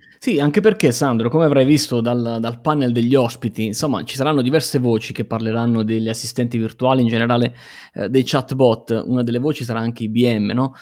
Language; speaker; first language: Italian; native; Italian